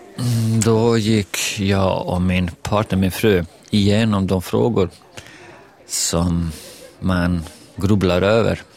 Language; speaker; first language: Swedish; non-native, fluent; Bosnian